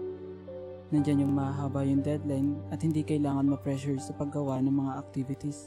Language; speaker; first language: Filipino; native; Filipino